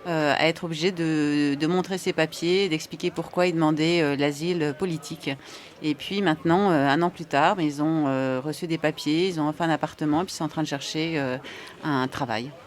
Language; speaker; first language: French; native; French